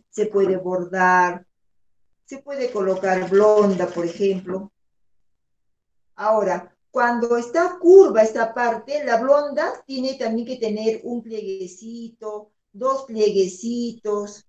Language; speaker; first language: Spanish; native; Spanish